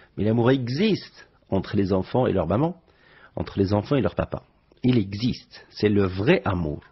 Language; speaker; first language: French; non-native, local second language; Arabic